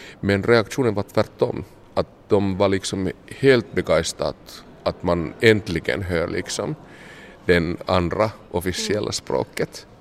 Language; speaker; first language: Swedish; non-native, local second language; Finnish